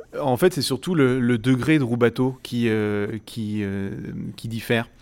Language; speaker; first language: French; native; French